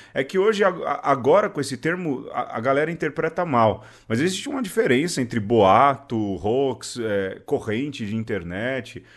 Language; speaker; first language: Portuguese; native; Portuguese